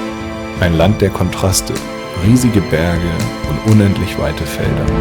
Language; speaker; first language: German; native; German